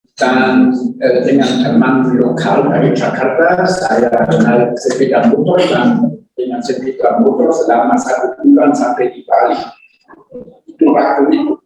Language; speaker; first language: Indonesian; non-native, learner; German